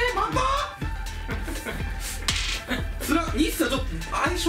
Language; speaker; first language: Japanese; native; Japanese